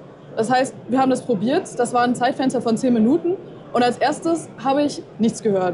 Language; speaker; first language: German; native; German